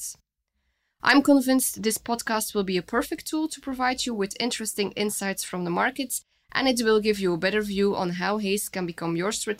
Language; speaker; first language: English; non-native, fluent; Dutch